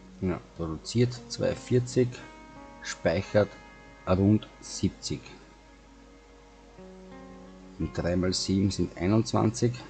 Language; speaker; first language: German; native; German